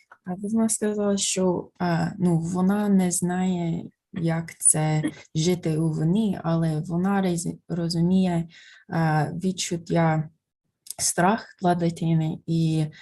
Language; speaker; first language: Ukrainian; non-native, fluent; English